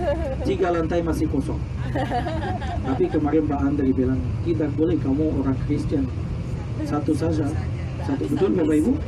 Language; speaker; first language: Indonesian; non-native, fluent; Arabic